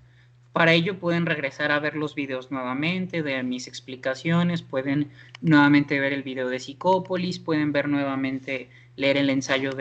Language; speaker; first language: Spanish; native; Spanish